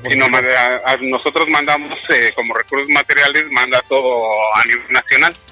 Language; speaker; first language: Spanish; native; Spanish